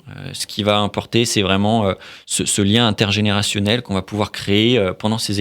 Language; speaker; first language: French; native; French